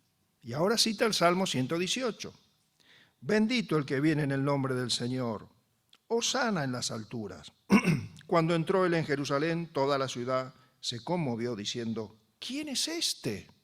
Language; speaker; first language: Spanish; native; Spanish